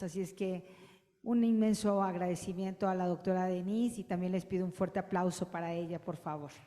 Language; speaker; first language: Spanish; native; Spanish